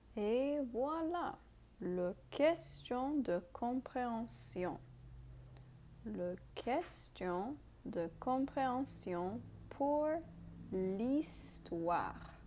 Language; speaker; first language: French; non-native, fluent; English